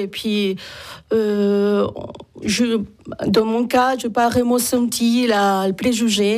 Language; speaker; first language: French; non-native, fluent; Spanish